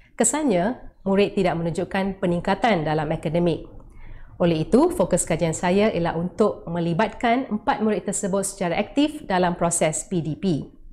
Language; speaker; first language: Malay; non-native, local second language; Tamil